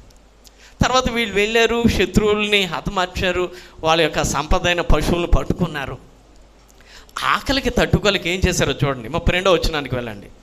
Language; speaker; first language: Telugu; native; Telugu